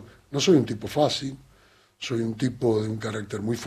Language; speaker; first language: Spanish; native; Spanish